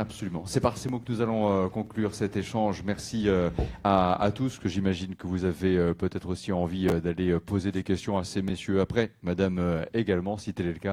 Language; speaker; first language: French; native; French